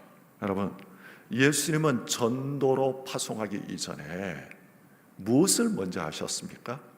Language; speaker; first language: Korean; native; Korean